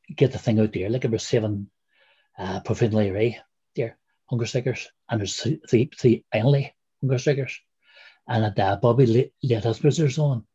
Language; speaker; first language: English; native; English